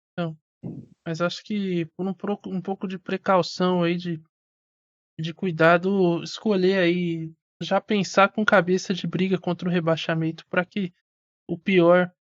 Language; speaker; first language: Portuguese; native; Portuguese